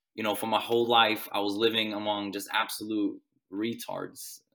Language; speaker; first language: English; non-native, fluent; Swedish